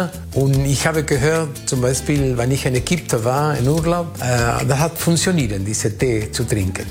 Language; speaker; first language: German; non-native, fluent; Spanish